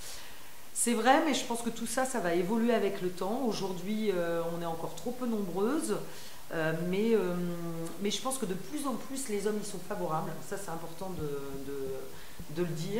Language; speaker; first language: French; native; French